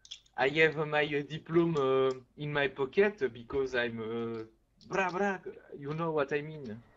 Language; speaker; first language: English; non-native, learner; French